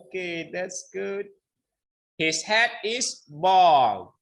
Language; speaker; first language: English; non-native, learner; Indonesian